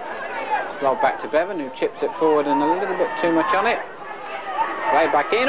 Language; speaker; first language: English; native; English